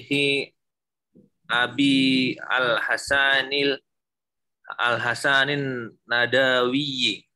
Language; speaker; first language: Arabic; non-native, learner; Indonesian